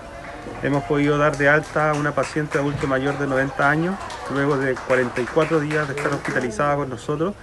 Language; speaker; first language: Spanish; native; Spanish